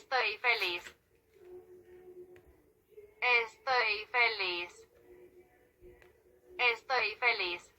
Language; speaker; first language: Spanish; non-native, learner; Haitian Creole